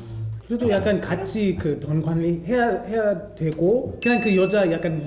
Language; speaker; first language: Korean; non-native, fluent; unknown